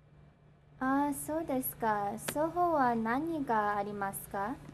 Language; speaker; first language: Japanese; non-native, learner; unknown